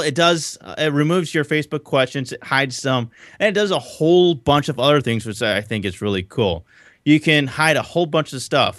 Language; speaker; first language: English; native; English